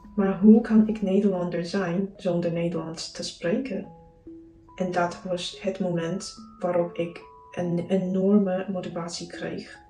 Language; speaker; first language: Dutch; non-native, learner; Chinese